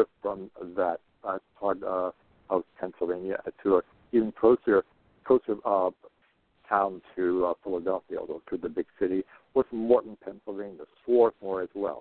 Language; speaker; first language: English; native; English